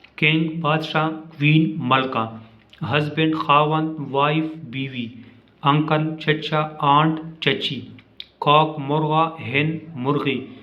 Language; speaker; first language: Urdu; non-native, local second language; Pashto